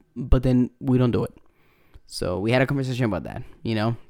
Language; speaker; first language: English; non-native, fluent; Spanish